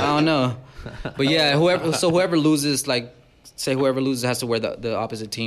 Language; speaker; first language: English; native; English